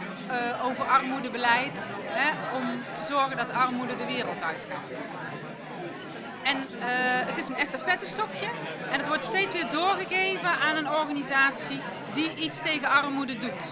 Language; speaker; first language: Dutch; native; Dutch